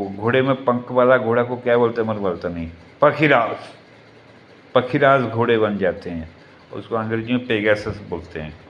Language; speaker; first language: Hindi; non-native, local second language; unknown